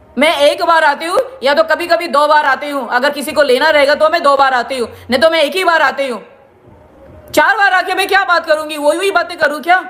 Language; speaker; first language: Hindi; non-native, local second language; Gujarati